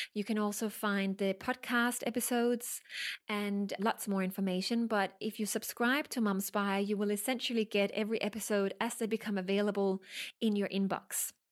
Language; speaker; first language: English; non-native, fluent; Danish